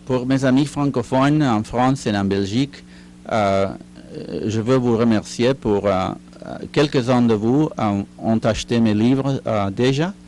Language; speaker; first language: French; non-native, fluent; Spanish